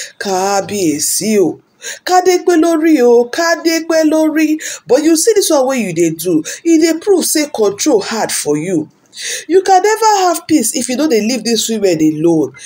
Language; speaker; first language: Nigerian Pidgin; non-native, local second language; Yoruba